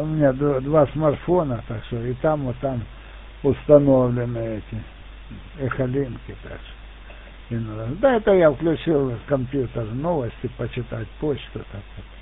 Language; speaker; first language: Russian; native; Russian